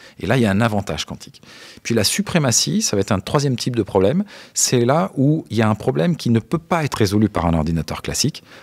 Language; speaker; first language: French; native; French